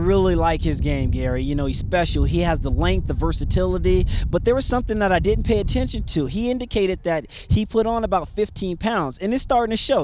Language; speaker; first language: English; native; English